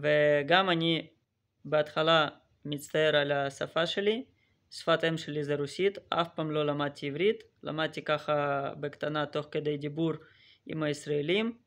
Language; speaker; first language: Hebrew; non-native, fluent; Russian